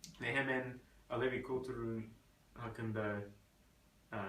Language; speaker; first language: Turkish; non-native, learner; English